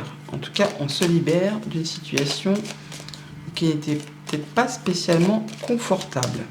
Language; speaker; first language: French; native; French